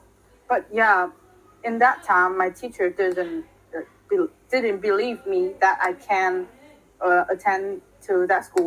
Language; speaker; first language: English; non-native, fluent; Vietnamese